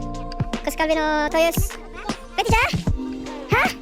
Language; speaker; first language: Norwegian; non-native, learner; Iloko